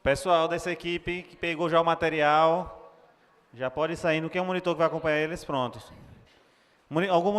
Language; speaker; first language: Portuguese; native; Portuguese